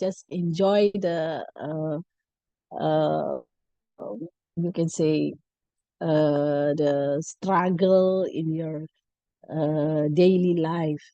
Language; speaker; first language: English; non-native, learner; Indonesian